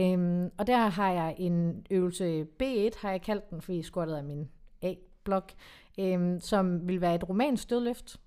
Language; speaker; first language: Danish; native; Danish